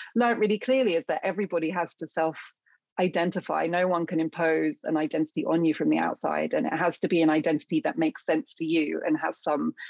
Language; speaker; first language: English; early bilingual, other home language; Akan